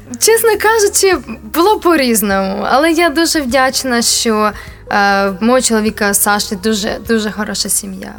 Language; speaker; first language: Ukrainian; non-native, local second language; Russian